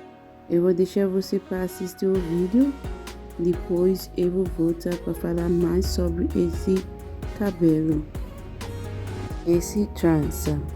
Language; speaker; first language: Portuguese; non-native, learner; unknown